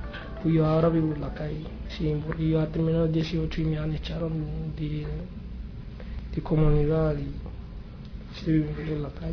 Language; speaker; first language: Spanish; non-native, learner; Arabic